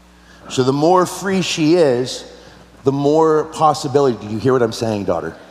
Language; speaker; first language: English; native; English